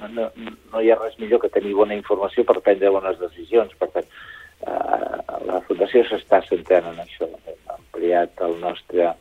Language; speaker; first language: Catalan; native; Catalan